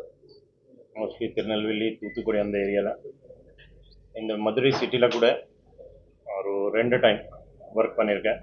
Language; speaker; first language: Tamil; non-native, fluent; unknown